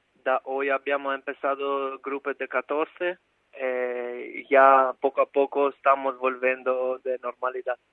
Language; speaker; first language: Spanish; non-native, fluent; Albanian